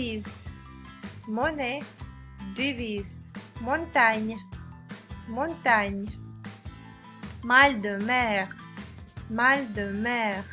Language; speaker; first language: French; non-native, fluent; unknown